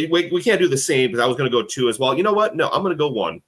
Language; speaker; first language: English; native; English